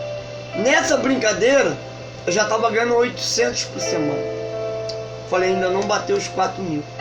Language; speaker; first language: Portuguese; native; Portuguese